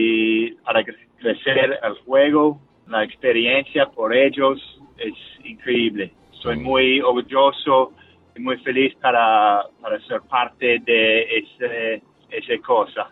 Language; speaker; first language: Spanish; non-native, learner; English